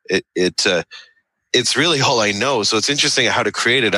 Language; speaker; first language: English; native; English